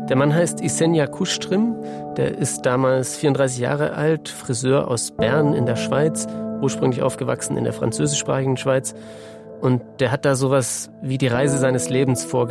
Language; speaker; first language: German; native; German